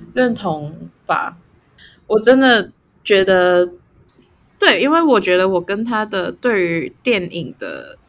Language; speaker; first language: Chinese; non-native, local second language; Cantonese